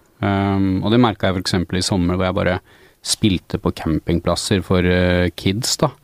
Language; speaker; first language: Norwegian; native; Norwegian